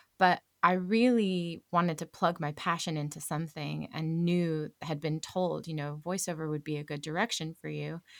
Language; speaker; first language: English; native; English